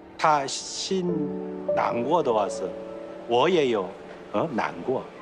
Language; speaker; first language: Chinese; non-native, learner; Korean